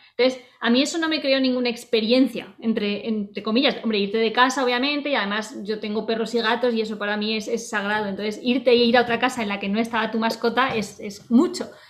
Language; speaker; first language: Spanish; native; Spanish